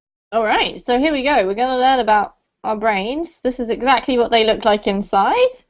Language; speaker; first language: English; native; English